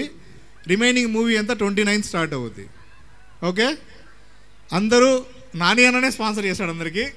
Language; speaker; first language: Telugu; native; Telugu